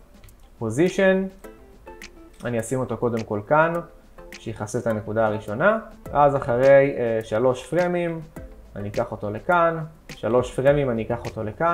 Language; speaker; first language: Hebrew; native; Hebrew